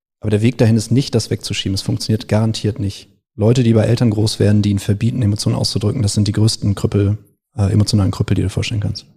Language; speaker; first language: German; native; German